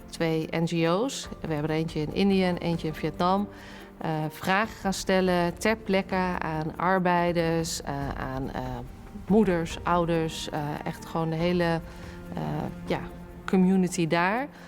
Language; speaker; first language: Dutch; native; Dutch